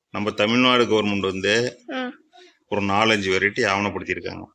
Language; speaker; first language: Tamil; native; Tamil